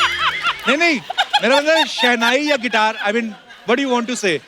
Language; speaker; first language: Hindi; native; Hindi